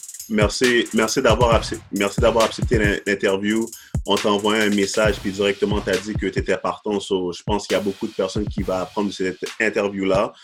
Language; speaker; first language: French; native; French